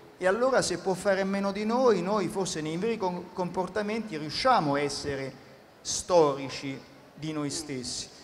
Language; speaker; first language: Italian; native; Italian